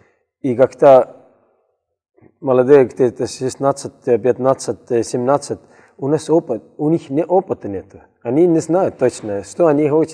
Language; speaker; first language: Russian; non-native, learner; Estonian